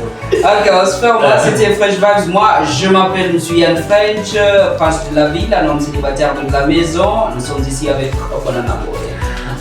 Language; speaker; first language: French; non-native, learner; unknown